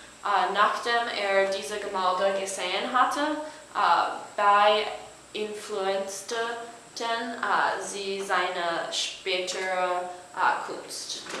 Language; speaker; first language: German; non-native, learner; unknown